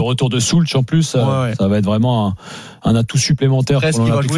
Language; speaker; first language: French; native; French